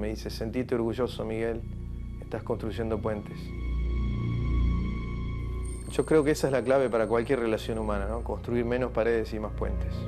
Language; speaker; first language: Spanish; native; Spanish